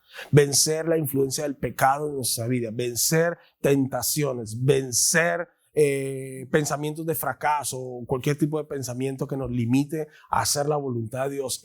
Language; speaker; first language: Spanish; native; Spanish